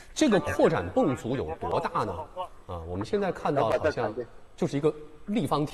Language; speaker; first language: Chinese; native; Chinese